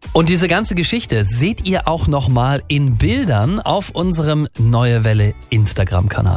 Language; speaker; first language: German; native; German